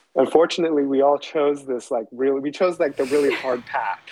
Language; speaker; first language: English; early bilingual, other home language; Chinese